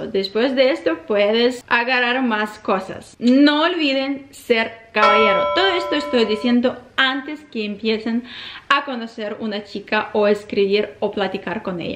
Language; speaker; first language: Spanish; non-native, fluent; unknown